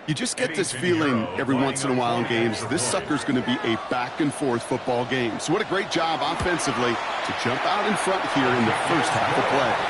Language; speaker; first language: English; native; English